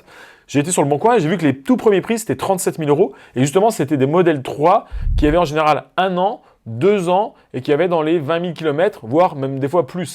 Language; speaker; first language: French; native; French